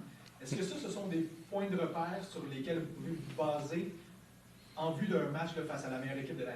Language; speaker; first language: French; native; French